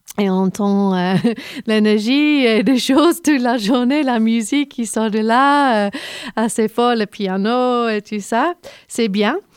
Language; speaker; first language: French; non-native, fluent; English